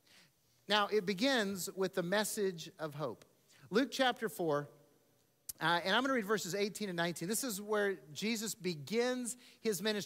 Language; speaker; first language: English; native; English